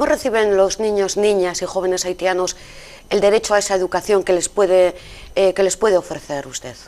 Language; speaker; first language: Spanish; native; Spanish